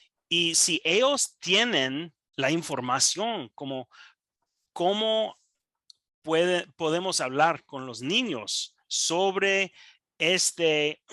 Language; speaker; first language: Spanish; non-native, learner; English